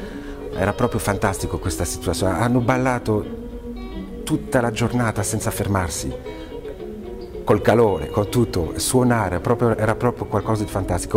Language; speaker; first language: Italian; non-native, fluent; French